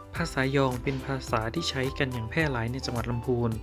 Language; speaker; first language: Thai; non-native, local second language; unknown